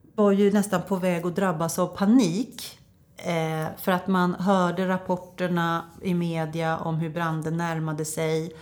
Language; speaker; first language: Swedish; native; Swedish